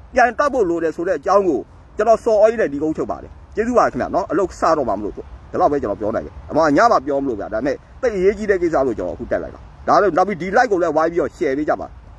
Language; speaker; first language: Burmese; native; Burmese